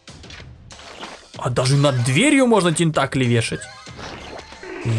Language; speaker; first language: Russian; native; Russian